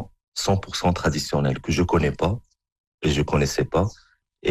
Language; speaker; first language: French; non-native, local second language; Arabic